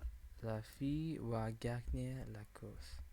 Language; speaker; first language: French; non-native, learner; English